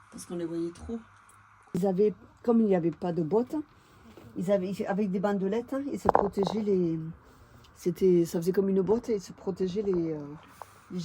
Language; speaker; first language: French; native; French